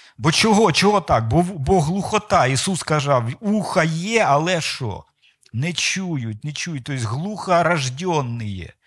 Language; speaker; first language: Ukrainian; non-native, local second language; Russian